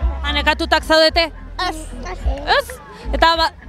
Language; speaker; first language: Basque; native; Basque